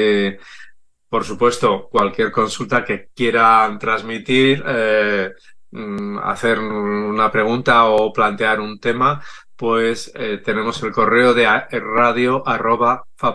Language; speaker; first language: Spanish; native; Spanish